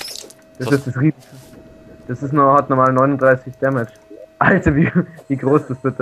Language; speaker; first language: German; native; German